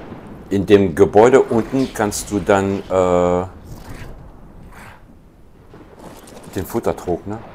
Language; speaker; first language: German; native; German